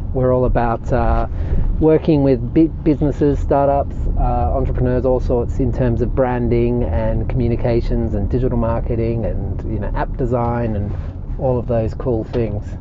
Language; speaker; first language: English; native; English